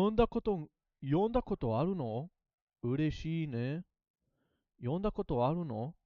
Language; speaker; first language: Japanese; non-native, learner; English